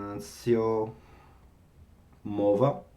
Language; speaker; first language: Ukrainian; non-native, learner; French